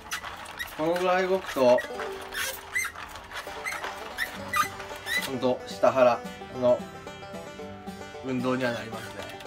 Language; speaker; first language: Japanese; native; Japanese